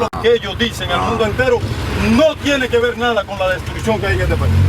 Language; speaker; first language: Spanish; native; Spanish